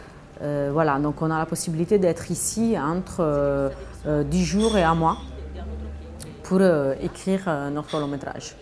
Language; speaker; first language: French; non-native, fluent; Italian